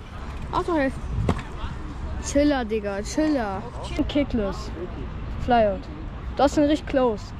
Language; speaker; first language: German; native; German